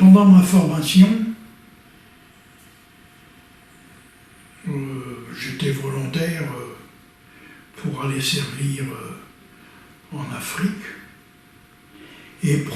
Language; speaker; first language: French; native; French